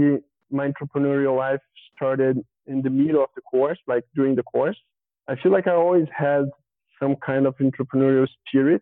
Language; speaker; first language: English; non-native, fluent; Portuguese